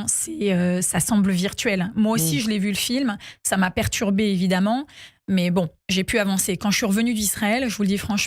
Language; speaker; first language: French; native; French